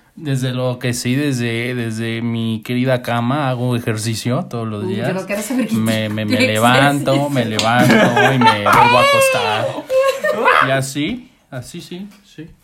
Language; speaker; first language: Spanish; native; Spanish